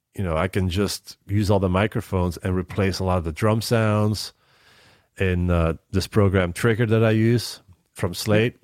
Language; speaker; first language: English; non-native, fluent; Dutch